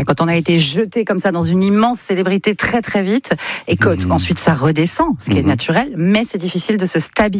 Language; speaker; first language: French; native; French